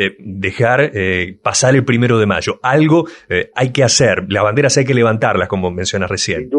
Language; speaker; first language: Spanish; native; Spanish